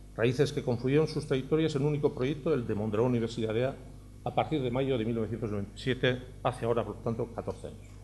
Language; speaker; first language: Spanish; native; Spanish